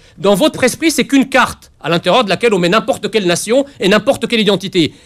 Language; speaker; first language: French; early bilingual, other home language; Arabic